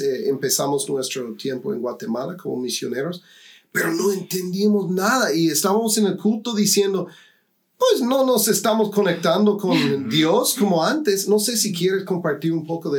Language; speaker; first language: Spanish; non-native, fluent; English